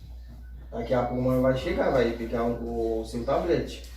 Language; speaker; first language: Portuguese; non-native, learner; Haitian Creole